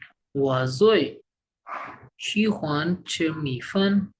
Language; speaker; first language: Chinese; non-native, learner; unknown